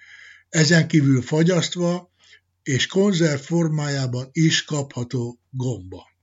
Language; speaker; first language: Hungarian; native; Hungarian